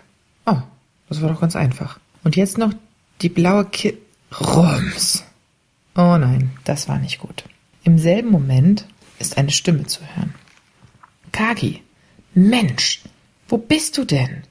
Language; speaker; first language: German; native; German